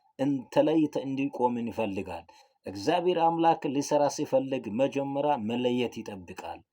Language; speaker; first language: Amharic; non-native, local second language; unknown